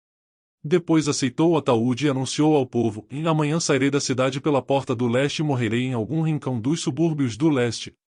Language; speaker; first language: Portuguese; native; Portuguese